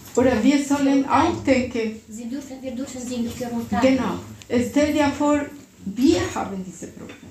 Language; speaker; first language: German; non-native, fluent; Russian